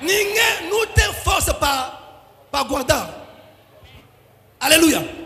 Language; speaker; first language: Portuguese; non-native, learner; Lingala